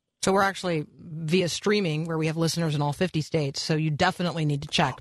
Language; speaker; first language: English; native; English